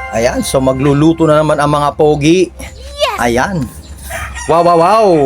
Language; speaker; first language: Filipino; native; Filipino